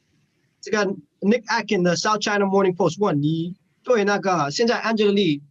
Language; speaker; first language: Chinese; early bilingual, heritage; English